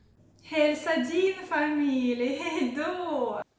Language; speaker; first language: Swedish; non-native, fluent; Russian